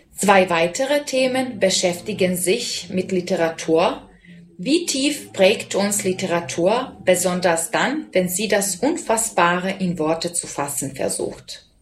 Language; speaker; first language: German; non-native, fluent; Serbian